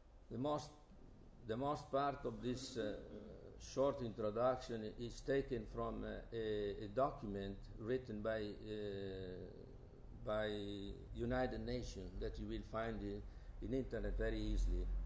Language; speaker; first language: English; non-native, fluent; Italian